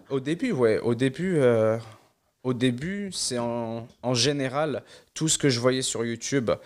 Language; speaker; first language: French; non-native, local second language; Arabic